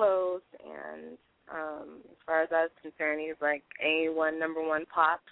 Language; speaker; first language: English; early bilingual, other home language; French